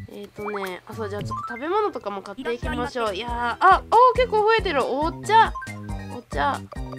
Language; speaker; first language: Japanese; native; Japanese